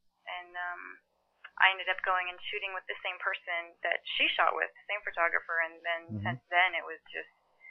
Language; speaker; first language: English; early bilingual, other home language; Chinese